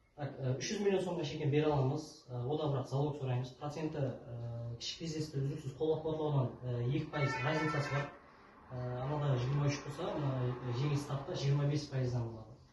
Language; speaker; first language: Uzbek; non-native, local second language; Kara-Kalpak